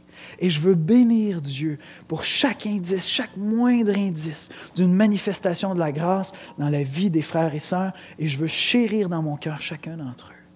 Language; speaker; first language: French; native; French